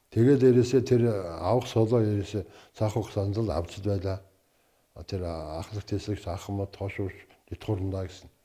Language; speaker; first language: Mongolian; non-native, local second language; Kazakh